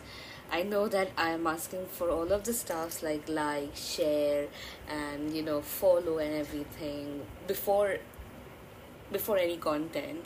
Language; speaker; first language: English; non-native, local second language; Bangla